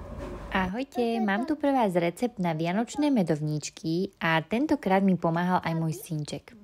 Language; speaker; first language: Slovak; native; Slovak